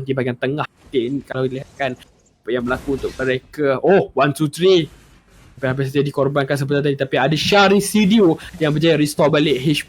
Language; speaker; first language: Malay; native; Malay